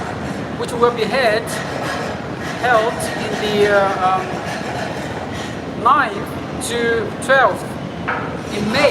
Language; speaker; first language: English; non-native, fluent; Chinese